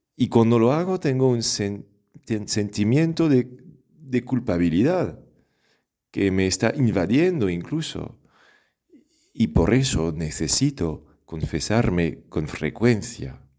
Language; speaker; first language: Spanish; non-native, fluent; French